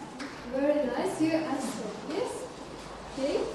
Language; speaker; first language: English; non-native, learner; Kazakh